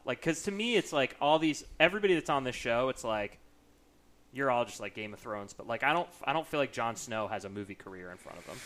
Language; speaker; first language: English; native; English